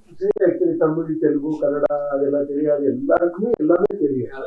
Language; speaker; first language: Tamil; non-native, learner; Kannada